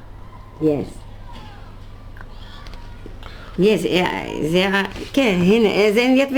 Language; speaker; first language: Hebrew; non-native, fluent; Dutch